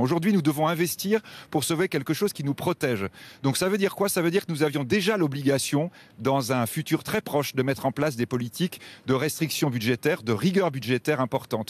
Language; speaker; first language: French; native; French